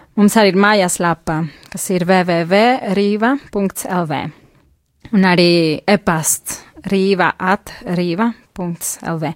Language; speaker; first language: Latvian; non-native, fluent; Spanish